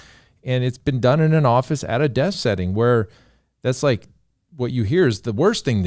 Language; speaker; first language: English; native; English